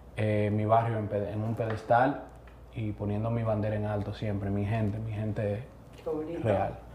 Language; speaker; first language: Spanish; native; Spanish